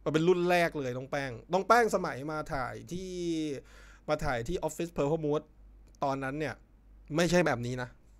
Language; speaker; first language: Thai; native; Thai